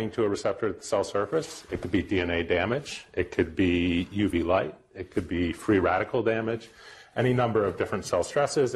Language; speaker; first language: English; native; English